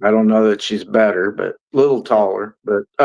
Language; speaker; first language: English; native; English